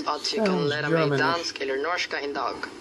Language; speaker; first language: Swedish; non-native, learner; Filipino